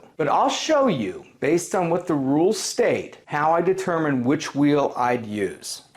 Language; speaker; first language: English; native; English